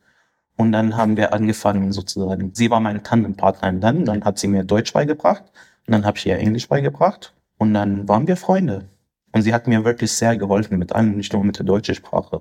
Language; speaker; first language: German; non-native, fluent; Arabic